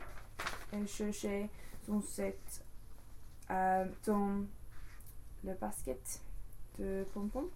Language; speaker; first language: French; non-native, learner; English